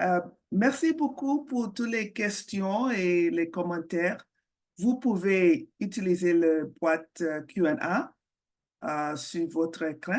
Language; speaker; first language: French; non-native, fluent; English